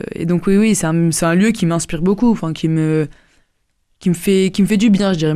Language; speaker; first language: French; native; French